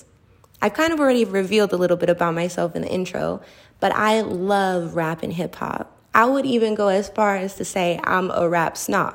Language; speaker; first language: English; native; English